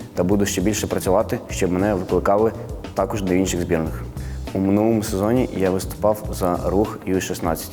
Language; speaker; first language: Ukrainian; native; Ukrainian